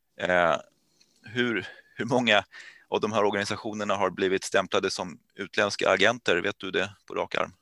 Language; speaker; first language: Swedish; native; Swedish